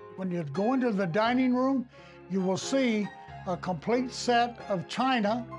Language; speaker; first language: English; native; English